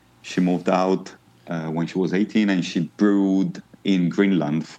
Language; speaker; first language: English; non-native, fluent; Italian